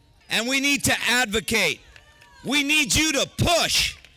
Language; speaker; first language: English; early bilingual, other home language; Spanish